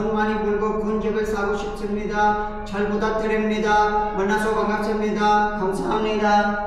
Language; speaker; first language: Korean; non-native, learner; Urdu